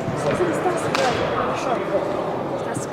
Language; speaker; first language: Russian; native; Russian